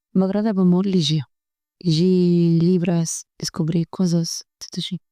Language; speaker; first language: Catalan; early bilingual, other home language; Arabic